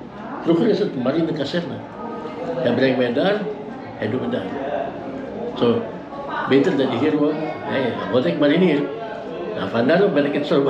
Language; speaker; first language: Dutch; early bilingual, heritage; Dutch